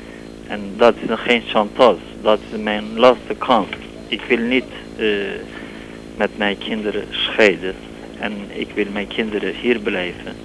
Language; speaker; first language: Dutch; non-native, learner; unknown